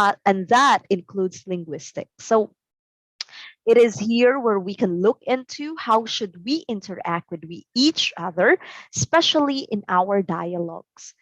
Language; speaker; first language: English; non-native, local second language; Cebuano